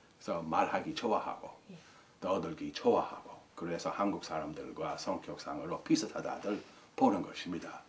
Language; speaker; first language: Korean; non-native, fluent; English